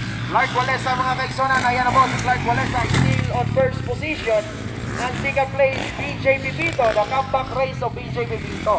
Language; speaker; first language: Filipino; non-native, local second language; Cebuano